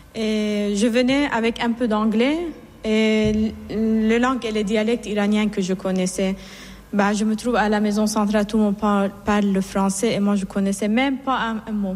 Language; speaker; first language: French; non-native, fluent; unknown